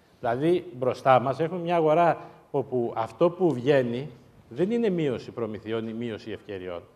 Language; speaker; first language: Greek; native; Greek